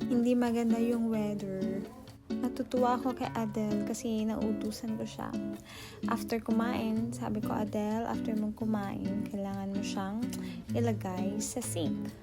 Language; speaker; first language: Filipino; non-native, local second language; Cebuano